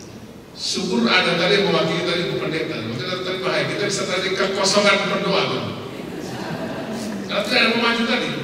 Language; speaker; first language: Indonesian; native; Indonesian